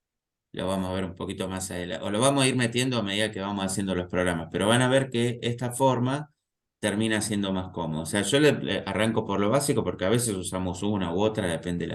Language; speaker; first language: Spanish; native; Spanish